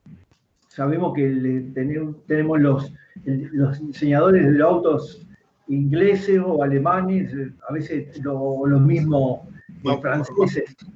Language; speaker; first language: Spanish; native; Spanish